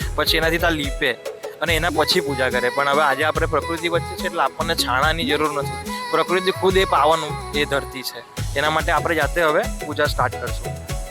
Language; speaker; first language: Gujarati; non-native, local second language; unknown